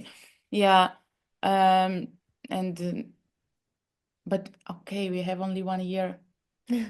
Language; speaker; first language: English; non-native, learner; Russian